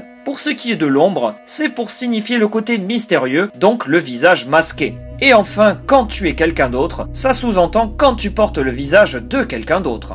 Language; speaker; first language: French; native; French